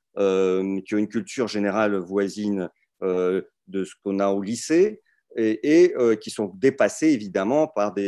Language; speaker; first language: French; early bilingual, other home language; Russian